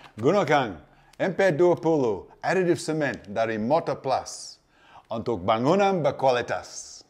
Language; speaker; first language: Indonesian; non-native, learner; English